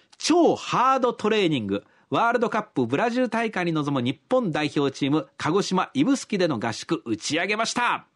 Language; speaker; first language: Japanese; native; Japanese